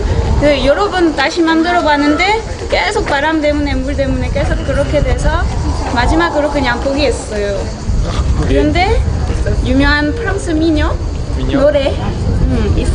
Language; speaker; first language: Korean; non-native, learner; French